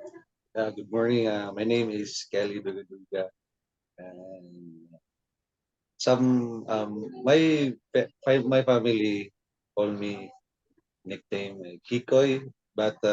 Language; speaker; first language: English; non-native, learner; Cebuano